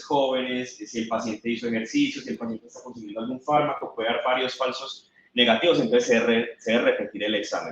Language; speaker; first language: Spanish; native; Spanish